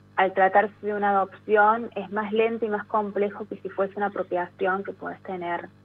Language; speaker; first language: Spanish; native; Spanish